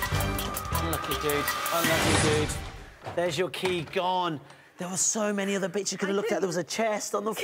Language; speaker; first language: English; native; English